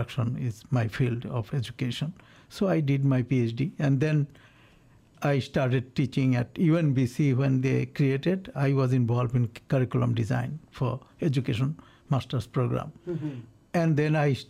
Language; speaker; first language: English; non-native, local second language; Bangla